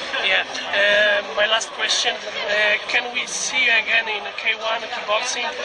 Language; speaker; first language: English; non-native, learner; Polish